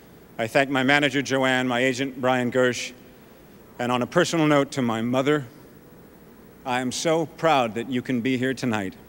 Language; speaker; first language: English; native; English